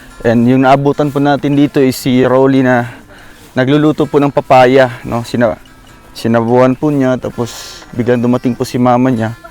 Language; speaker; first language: Filipino; non-native, local second language; Cebuano